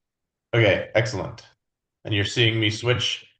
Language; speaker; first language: English; native; English